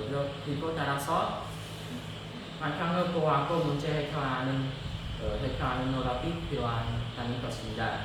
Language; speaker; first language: Korean; non-native, learner; Khmer